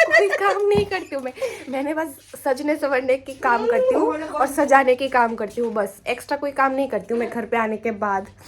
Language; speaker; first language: Hindi; non-native, local second language; Bangla